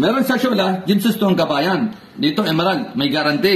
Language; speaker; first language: Filipino; non-native, learner; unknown